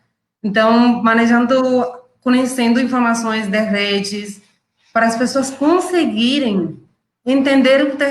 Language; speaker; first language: Portuguese; non-native, fluent; Spanish